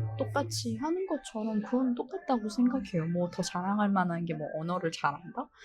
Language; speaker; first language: Korean; non-native, fluent; Persian